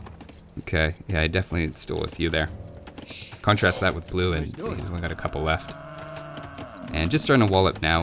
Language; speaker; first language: English; native; English